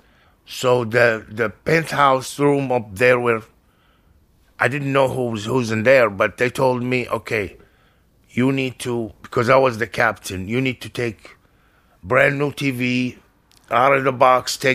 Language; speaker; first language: English; non-native, fluent; Arabic